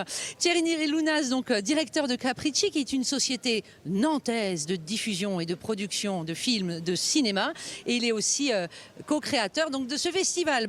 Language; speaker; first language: French; native; French